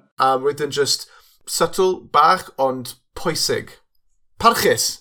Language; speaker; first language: Welsh; non-native, local second language; English